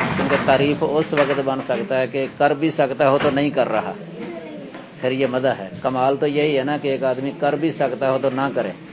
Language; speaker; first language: Urdu; non-native, local second language; Punjabi